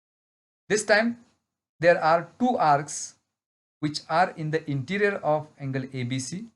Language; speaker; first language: English; non-native, local second language; Marathi